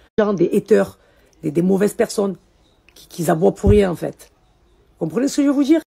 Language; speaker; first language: French; early bilingual, other home language; Arabic